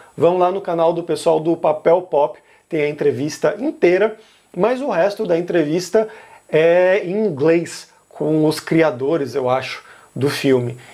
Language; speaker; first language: Portuguese; native; Portuguese